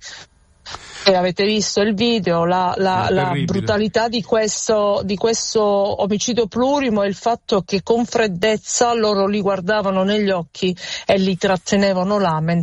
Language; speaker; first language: Italian; native; Italian